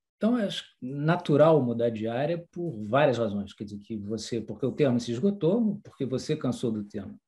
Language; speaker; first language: Portuguese; early bilingual, other home language; French